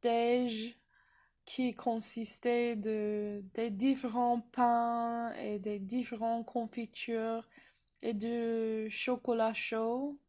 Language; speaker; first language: French; non-native, fluent; English